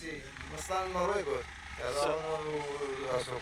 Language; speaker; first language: Spanish; non-native, learner; Arabic